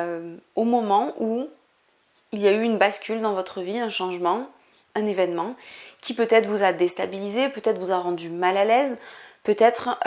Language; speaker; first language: French; native; French